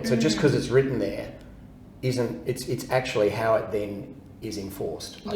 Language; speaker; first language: English; native; English